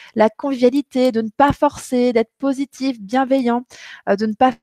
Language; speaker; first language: French; native; French